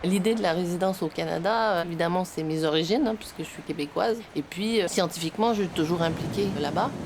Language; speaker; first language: French; native; French